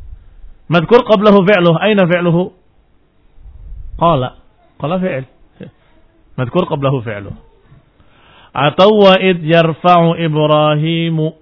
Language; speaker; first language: Arabic; non-native, fluent; Indonesian